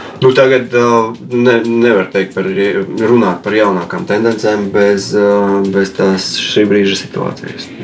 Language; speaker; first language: Latvian; non-native, local second language; Russian